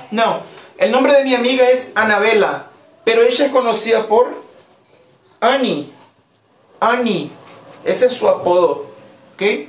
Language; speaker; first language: Spanish; non-native, fluent; Portuguese